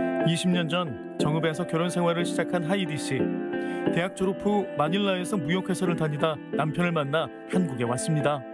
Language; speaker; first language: Korean; native; Korean